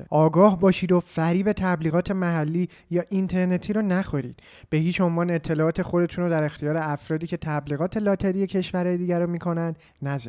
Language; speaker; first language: Persian; native; Persian